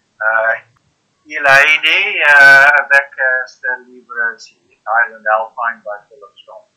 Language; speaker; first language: French; non-native, learner; English